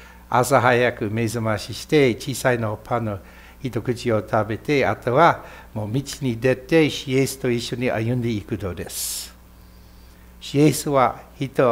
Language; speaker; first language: Japanese; non-native, fluent; English